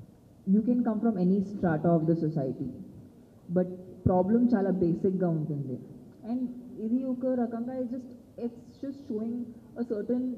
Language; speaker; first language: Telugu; non-native, local second language; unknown